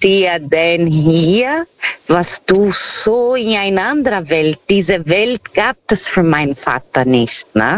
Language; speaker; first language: German; non-native, fluent; Portuguese